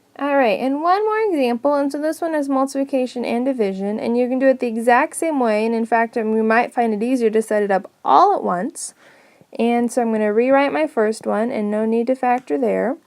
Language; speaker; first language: English; native; English